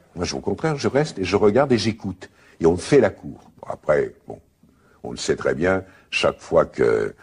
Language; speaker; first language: French; native; French